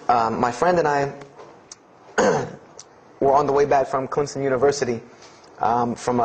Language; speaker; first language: English; native; English